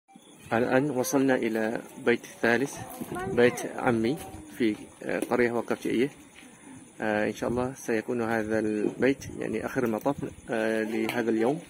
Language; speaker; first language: Arabic; non-native, fluent; Malay